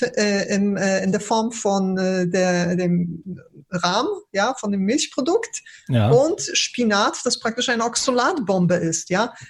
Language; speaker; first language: German; early bilingual, other home language; Polish